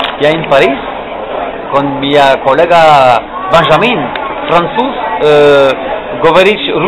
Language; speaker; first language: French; non-native, learner; Russian